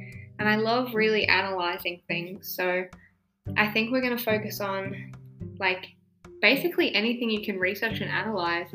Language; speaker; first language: English; native; English